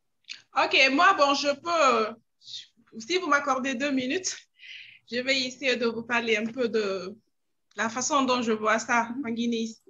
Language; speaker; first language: French; non-native, local second language; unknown